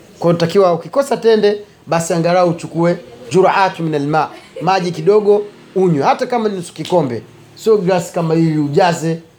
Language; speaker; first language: Swahili; native; Swahili